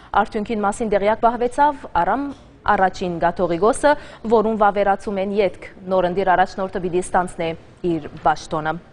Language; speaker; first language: Armenian; native; Armenian